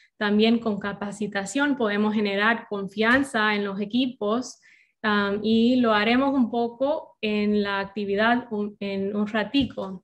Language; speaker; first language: Spanish; non-native, fluent; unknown